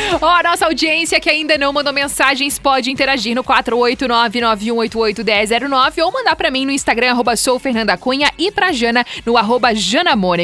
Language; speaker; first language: Portuguese; native; Portuguese